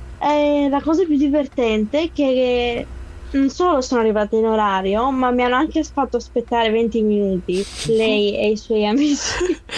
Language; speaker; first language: Italian; non-native, fluent; Greek